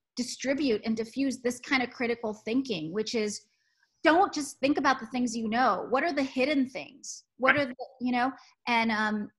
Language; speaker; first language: English; native; English